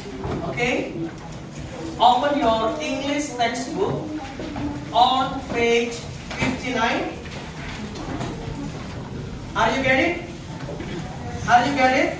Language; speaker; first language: English; non-native, learner; Indonesian